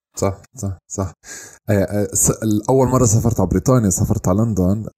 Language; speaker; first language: Arabic; native; Arabic